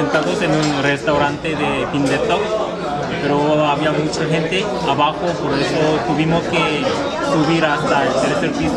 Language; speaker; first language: Spanish; non-native, fluent; Korean